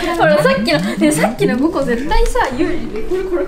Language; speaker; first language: Japanese; native; Japanese